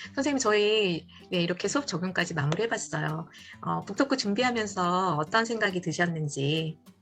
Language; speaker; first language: Korean; native; Korean